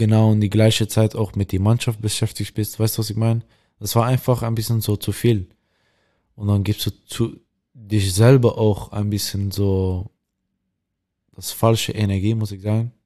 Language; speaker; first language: German; non-native, learner; Dutch